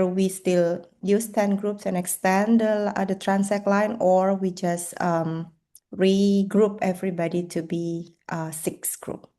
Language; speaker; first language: English; non-native, fluent; Indonesian